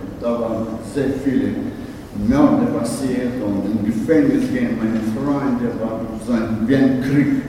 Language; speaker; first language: German; non-native, learner; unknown